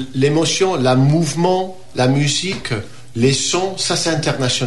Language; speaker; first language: French; non-native, fluent; English